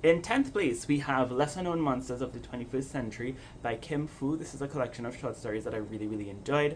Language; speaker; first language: English; native; English